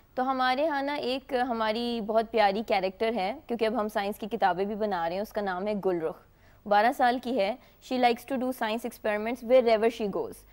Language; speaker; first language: Hindi; native; Hindi